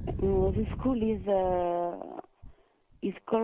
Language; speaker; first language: English; non-native, learner; French